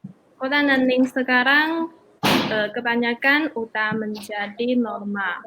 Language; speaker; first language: Indonesian; non-native, fluent; Chinese